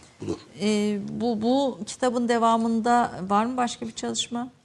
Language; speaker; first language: Turkish; native; Turkish